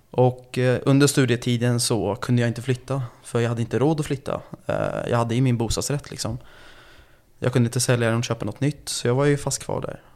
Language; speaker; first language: Swedish; early bilingual, other home language; Turkish